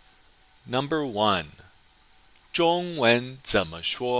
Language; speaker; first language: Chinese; non-native, fluent; English